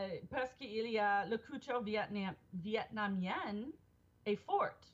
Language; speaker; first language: French; non-native, fluent; English